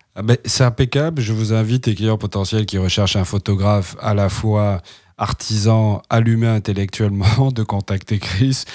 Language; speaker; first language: French; native; French